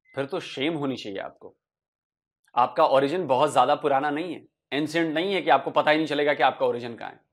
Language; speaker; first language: Hindi; native; Hindi